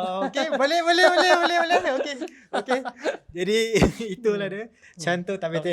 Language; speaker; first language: Malay; native; Malay